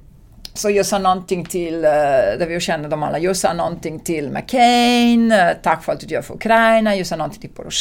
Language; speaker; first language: Swedish; non-native, fluent; Italian